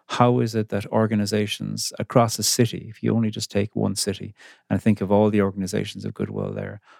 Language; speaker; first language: English; native; English